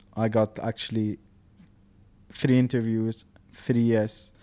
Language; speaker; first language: English; non-native, fluent; Arabic